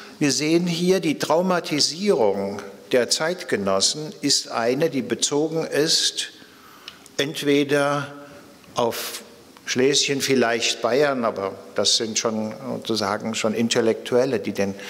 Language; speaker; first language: German; native; German